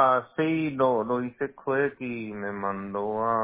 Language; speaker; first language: Spanish; early bilingual, heritage; Spanish